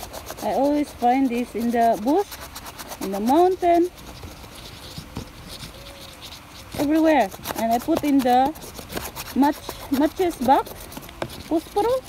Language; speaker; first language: English; non-native, local second language; Filipino